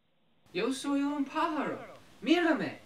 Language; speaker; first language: Spanish; non-native, learner; English